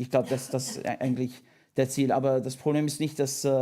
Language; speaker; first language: German; non-native, fluent; English